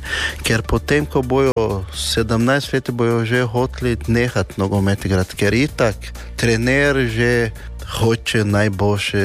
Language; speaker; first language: Slovenian; non-native, learner; Portuguese